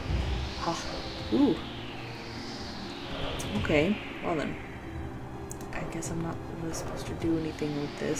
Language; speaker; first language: English; native; English